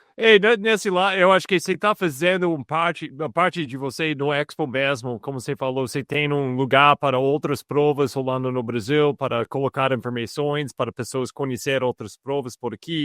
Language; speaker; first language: Portuguese; non-native, fluent; English